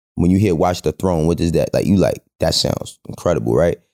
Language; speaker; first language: English; native; English